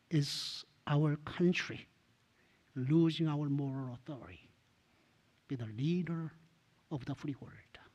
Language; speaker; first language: English; non-native, fluent; Korean